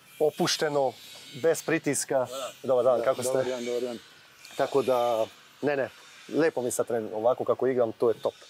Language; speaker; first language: Croatian; early bilingual, heritage; Serbian